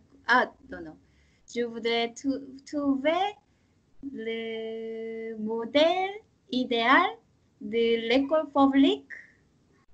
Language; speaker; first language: French; non-native, learner; Korean